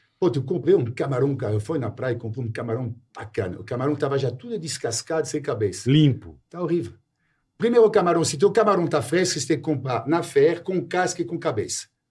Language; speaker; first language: Portuguese; non-native, fluent; French